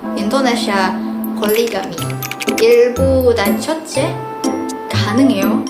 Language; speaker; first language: Korean; non-native, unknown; Indonesian